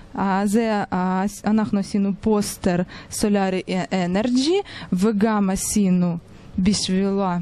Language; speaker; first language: Hebrew; non-native, fluent; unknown